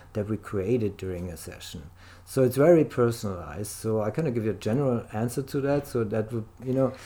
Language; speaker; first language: English; non-native, fluent; German